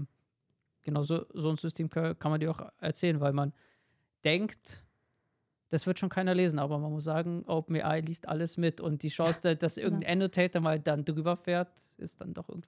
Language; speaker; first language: German; native; German